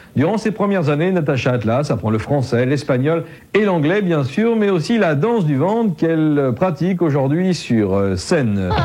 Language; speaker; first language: French; native; French